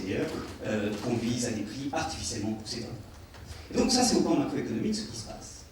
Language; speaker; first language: French; native; French